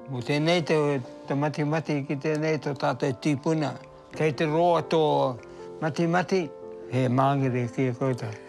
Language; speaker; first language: Māori; non-native, local second language; English